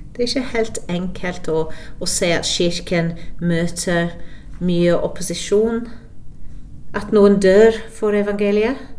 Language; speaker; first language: Norwegian; non-native, fluent; English